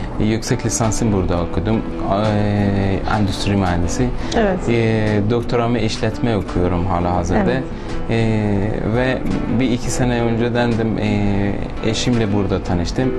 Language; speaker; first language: Turkish; non-native, local second language; Persian